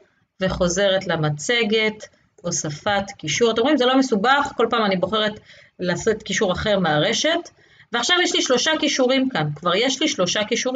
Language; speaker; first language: Hebrew; native; Hebrew